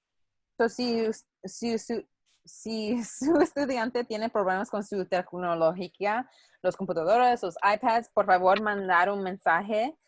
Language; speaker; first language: Spanish; non-native, learner; English